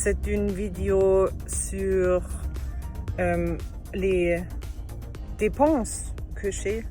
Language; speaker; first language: French; non-native, learner; German